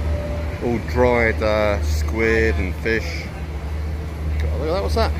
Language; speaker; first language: English; native; English